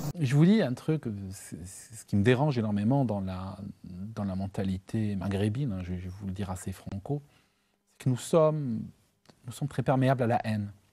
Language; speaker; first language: French; non-native, local second language; Arabic